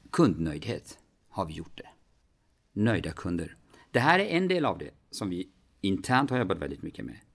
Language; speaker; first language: Swedish; early bilingual, other home language; Arabic